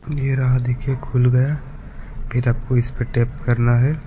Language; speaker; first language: Hindi; native; Hindi